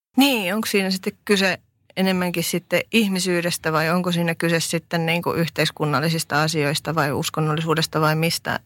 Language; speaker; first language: Finnish; early bilingual, other home language; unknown